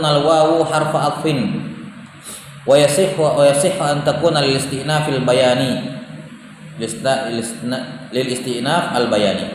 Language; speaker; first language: Arabic; non-native, fluent; Indonesian